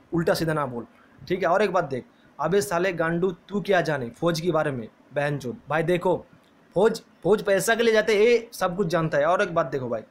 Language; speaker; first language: Hindi; non-native, local second language; Bangla